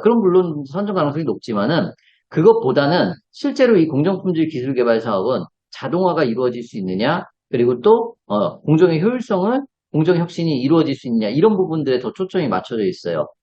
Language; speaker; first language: Korean; native; Korean